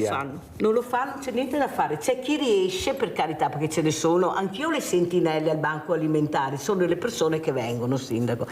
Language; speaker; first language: Italian; native; Italian